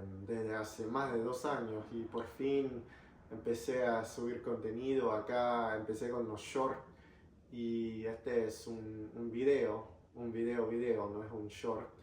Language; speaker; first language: Spanish; non-native, fluent; English